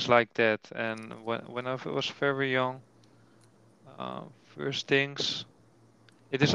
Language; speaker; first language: English; non-native, learner; Dutch